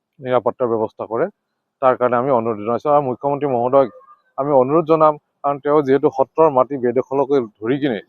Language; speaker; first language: Assamese; native; Assamese